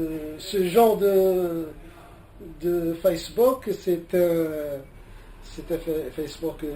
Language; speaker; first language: French; non-native, local second language; Arabic